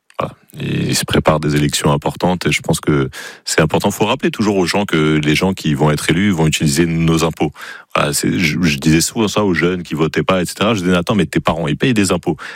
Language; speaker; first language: French; native; French